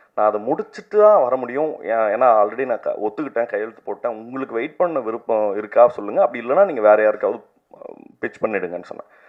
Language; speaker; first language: Tamil; native; Tamil